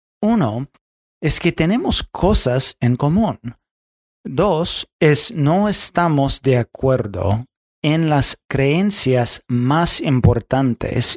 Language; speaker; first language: Spanish; non-native, fluent; English